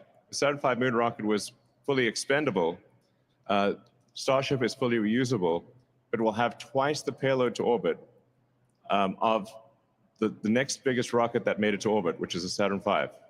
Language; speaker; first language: English; native; English